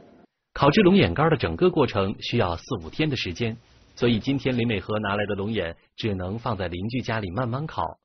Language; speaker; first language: Chinese; native; Chinese